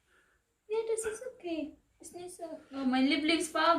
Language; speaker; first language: German; non-native, learner; Filipino